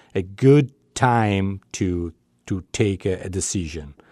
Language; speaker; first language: English; non-native, fluent; Italian